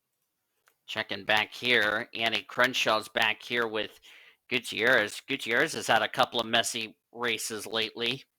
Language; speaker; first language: English; native; English